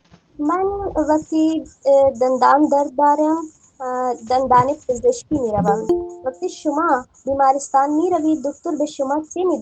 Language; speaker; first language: Persian; non-native, learner; Urdu